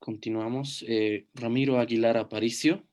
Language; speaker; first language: Spanish; native; Spanish